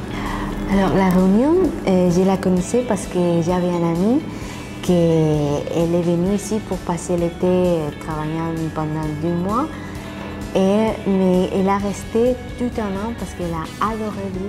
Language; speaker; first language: French; non-native, fluent; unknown